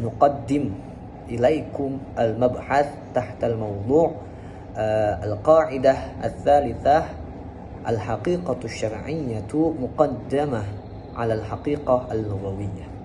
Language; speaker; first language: Arabic; non-native, learner; Indonesian